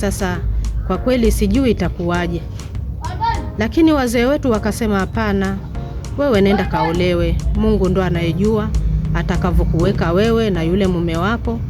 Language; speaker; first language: Swahili; native; Swahili